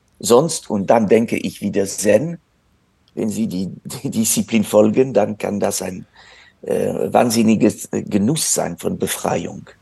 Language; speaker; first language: German; non-native, fluent; French